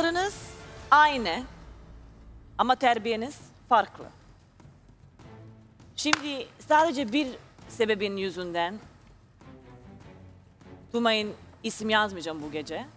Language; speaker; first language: Turkish; non-native, fluent; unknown